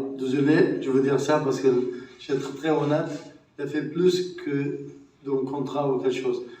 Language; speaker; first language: French; non-native, learner; Arabic